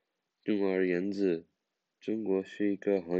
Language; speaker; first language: Chinese; non-native, learner; English